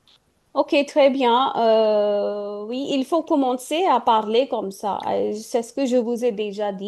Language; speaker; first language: French; non-native, fluent; Hindi